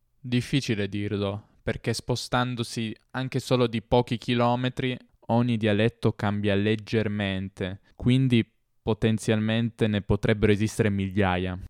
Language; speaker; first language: Italian; native; Italian